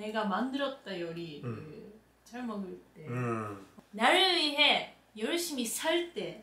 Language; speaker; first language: Korean; non-native, learner; Japanese